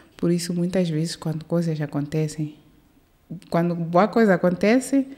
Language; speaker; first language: Portuguese; early bilingual, heritage; Portuguese